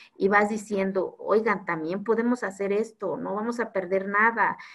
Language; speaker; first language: Spanish; non-native, local second language; Zapotec